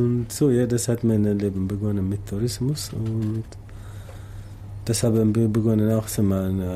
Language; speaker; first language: German; non-native, learner; Tamasheq